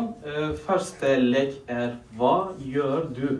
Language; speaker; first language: Norwegian; non-native, fluent; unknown